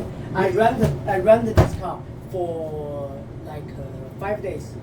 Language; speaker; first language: English; non-native, learner; Chinese